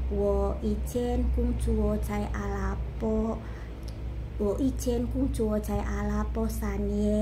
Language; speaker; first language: Chinese; non-native, learner; Indonesian